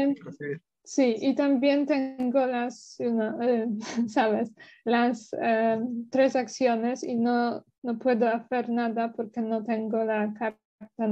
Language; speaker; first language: Spanish; non-native, learner; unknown